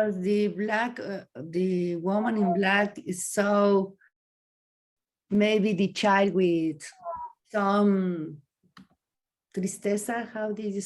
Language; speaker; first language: English; non-native, learner; Spanish